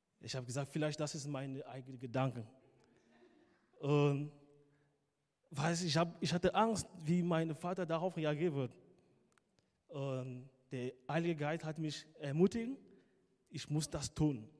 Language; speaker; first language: German; non-native, fluent; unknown